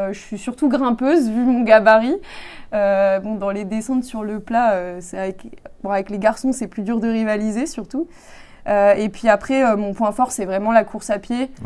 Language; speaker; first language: French; native; French